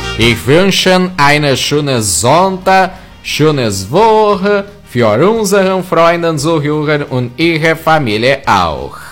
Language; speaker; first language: German; early bilingual, heritage; German